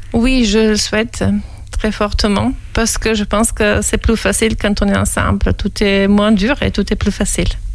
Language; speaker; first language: French; non-native, fluent; Serbian